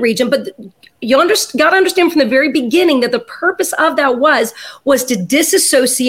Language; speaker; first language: English; native; English